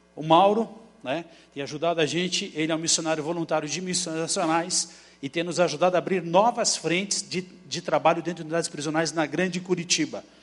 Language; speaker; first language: Portuguese; native; Portuguese